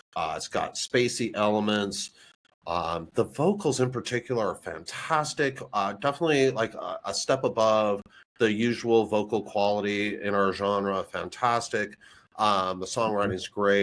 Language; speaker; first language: English; native; English